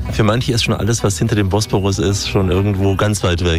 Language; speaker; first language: German; native; German